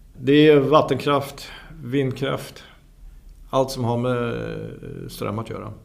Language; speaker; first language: Swedish; non-native, fluent; German